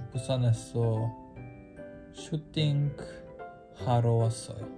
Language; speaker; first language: Korean; non-native, learner; Polish